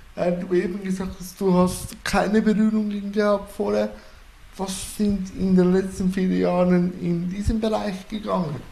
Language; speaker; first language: German; native; German